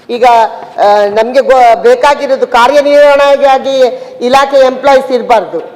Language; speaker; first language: Kannada; native; Kannada